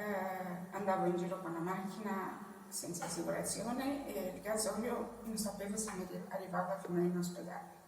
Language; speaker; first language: Italian; non-native, fluent; Romanian